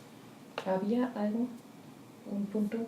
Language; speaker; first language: Spanish; non-native, learner; German